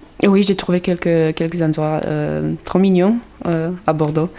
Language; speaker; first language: French; non-native, fluent; Romanian